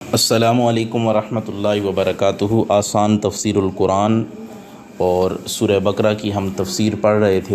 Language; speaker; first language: Urdu; native; Urdu